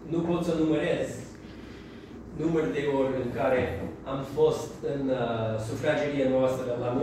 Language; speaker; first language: Romanian; non-native, learner; English